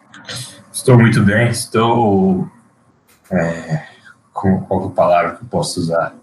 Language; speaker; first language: Portuguese; native; Portuguese